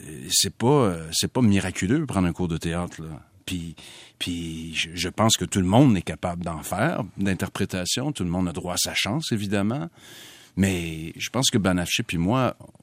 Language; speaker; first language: French; native; French